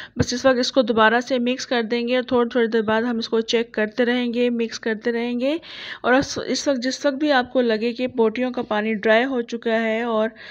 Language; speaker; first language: Urdu; native; Urdu